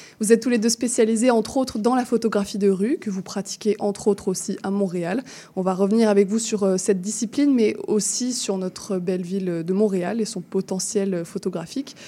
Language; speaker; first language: French; native; French